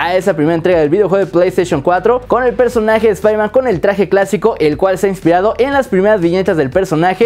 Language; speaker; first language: Spanish; native; Spanish